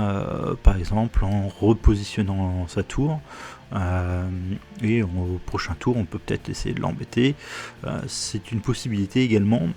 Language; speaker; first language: French; native; French